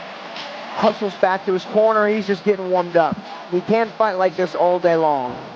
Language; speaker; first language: English; native; English